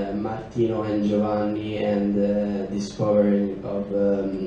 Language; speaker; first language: English; non-native, learner; Italian